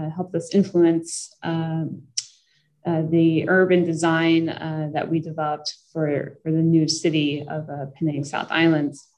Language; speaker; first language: English; native; English